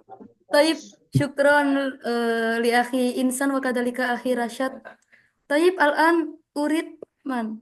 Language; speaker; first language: Arabic; non-native, fluent; Indonesian